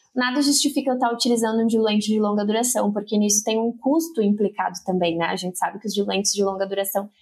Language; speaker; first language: Portuguese; native; Portuguese